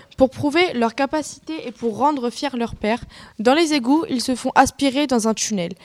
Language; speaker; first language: French; native; French